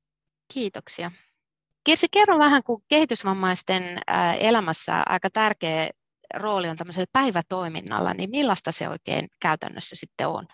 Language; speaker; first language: Finnish; native; Finnish